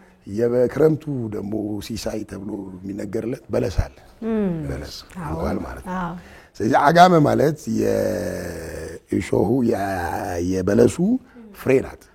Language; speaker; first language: Amharic; non-native, local second language; Tigrinya